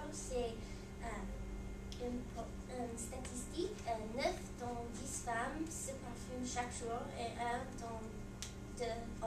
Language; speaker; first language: French; non-native, learner; English